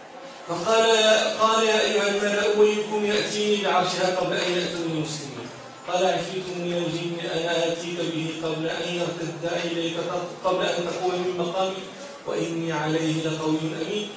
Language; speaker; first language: Arabic; native; Arabic